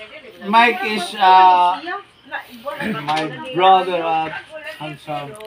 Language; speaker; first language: English; non-native, learner; Cebuano